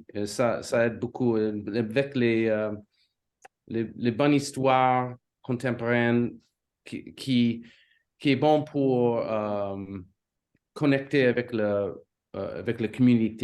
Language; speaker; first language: French; non-native, learner; English